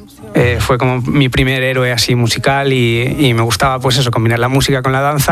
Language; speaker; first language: Spanish; early bilingual, other home language; English